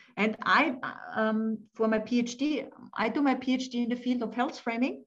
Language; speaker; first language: English; non-native, fluent; German